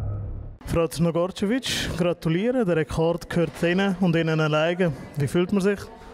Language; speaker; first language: German; native; German